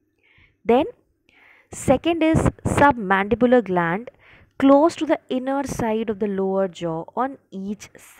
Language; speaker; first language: English; non-native, local second language; Hindi